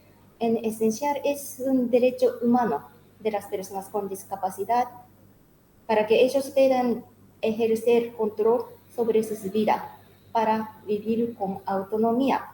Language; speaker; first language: Spanish; non-native, learner; Japanese